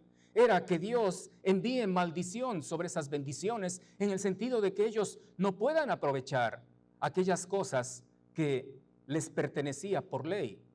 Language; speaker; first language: Spanish; native; Spanish